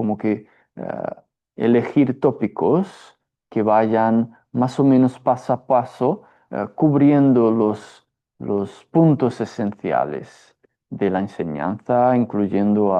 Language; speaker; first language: Spanish; non-native, fluent; Portuguese